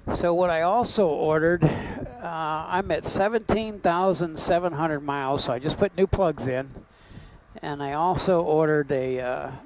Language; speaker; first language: English; native; English